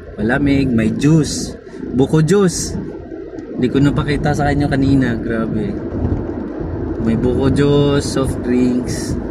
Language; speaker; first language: Filipino; non-native, local second language; Cebuano